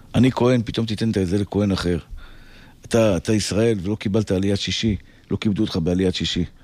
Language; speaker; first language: Hebrew; native; Hebrew